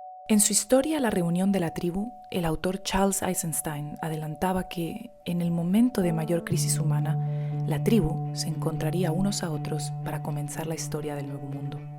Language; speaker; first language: Spanish; native; Spanish